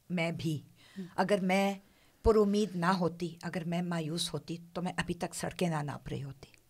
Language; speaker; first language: Urdu; non-native, local second language; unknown